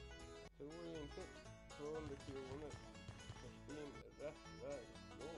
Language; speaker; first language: Swedish; native; Swedish